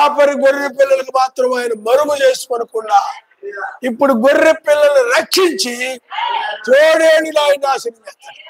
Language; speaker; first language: Telugu; native; Telugu